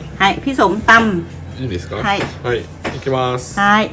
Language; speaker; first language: Japanese; non-native, learner; Thai